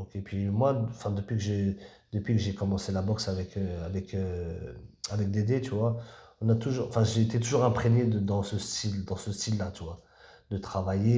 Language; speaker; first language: French; native; French